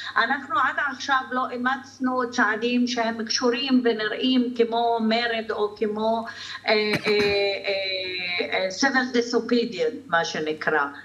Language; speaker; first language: Hebrew; non-native, local second language; Arabic